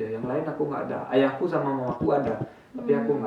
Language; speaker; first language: Indonesian; early bilingual, heritage; Indonesian